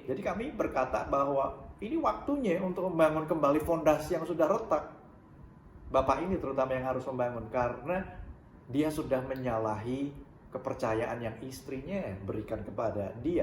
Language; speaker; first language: Indonesian; native; Indonesian